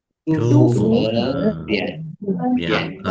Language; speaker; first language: Chinese; non-native, learner; Sinhala